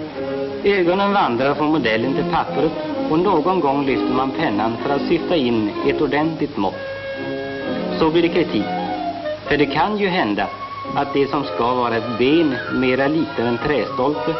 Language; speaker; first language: Swedish; native; Swedish